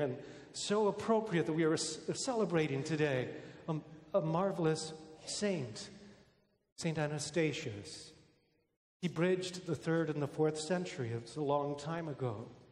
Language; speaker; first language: English; native; English